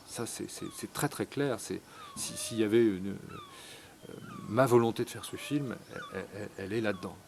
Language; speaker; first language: French; native; French